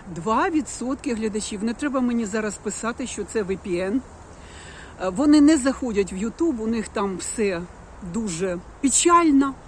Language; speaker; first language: Ukrainian; non-native, local second language; Russian